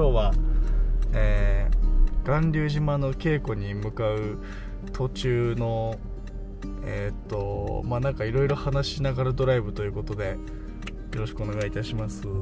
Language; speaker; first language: Japanese; native; Japanese